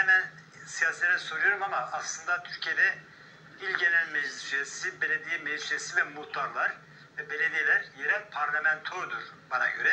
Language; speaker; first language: Turkish; native; Turkish